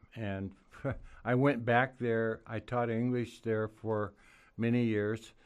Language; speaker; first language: English; native; English